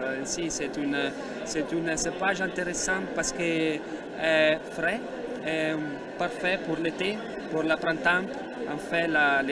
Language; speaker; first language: French; non-native, learner; Italian